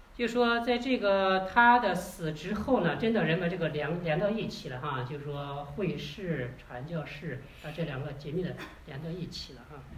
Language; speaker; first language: Chinese; native; Chinese